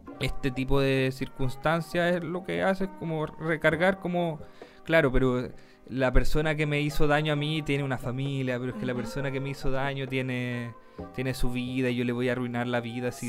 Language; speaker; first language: Spanish; native; Spanish